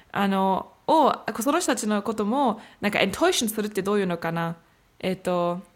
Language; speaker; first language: Japanese; early bilingual, heritage; Japanese